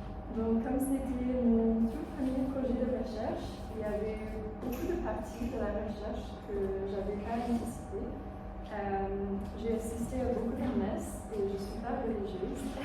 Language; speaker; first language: French; non-native, fluent; English